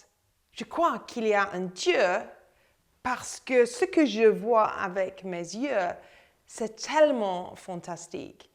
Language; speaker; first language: French; non-native, fluent; English